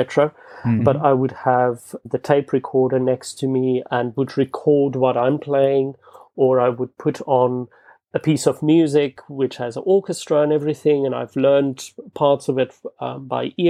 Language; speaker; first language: English; non-native, local second language; Afrikaans